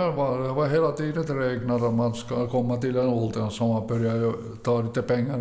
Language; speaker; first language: Swedish; early bilingual, other home language; Finnish